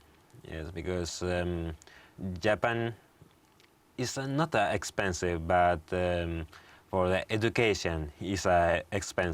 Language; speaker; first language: English; non-native, learner; Japanese